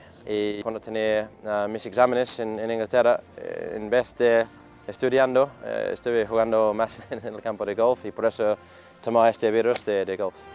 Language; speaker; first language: Spanish; non-native, fluent; English